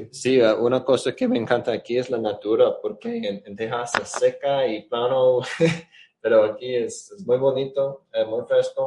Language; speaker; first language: Spanish; non-native, learner; English